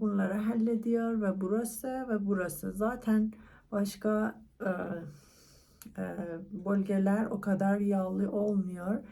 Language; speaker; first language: Turkish; non-native, learner; Persian